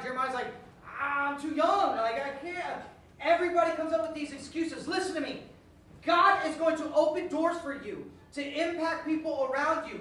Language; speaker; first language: English; native; English